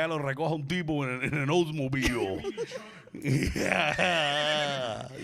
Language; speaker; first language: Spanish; early bilingual, other home language; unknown